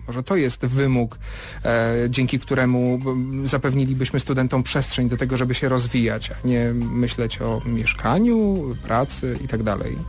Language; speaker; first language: Polish; native; Polish